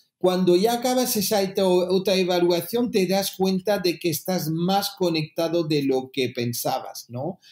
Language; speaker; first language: Spanish; early bilingual, heritage; French